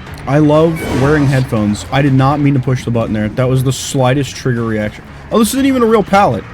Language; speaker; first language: English; native; English